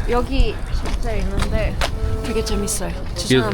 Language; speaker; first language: Korean; non-native, fluent; Ukrainian